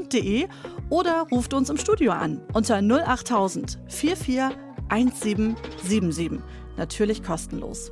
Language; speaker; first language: German; native; German